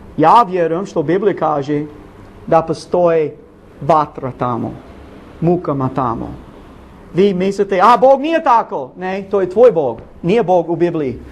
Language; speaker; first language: Bosnian; non-native, learner; English